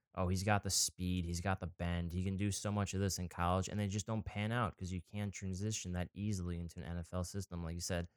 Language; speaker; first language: English; native; English